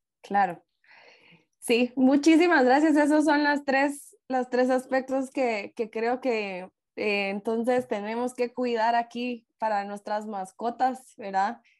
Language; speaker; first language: Spanish; native; Spanish